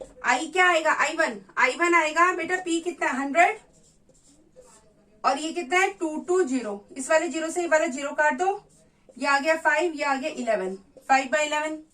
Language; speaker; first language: Hindi; native; Hindi